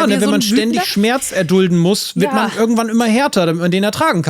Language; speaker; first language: German; native; German